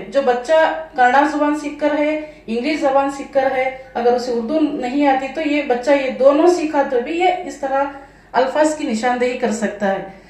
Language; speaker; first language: Urdu; native; Urdu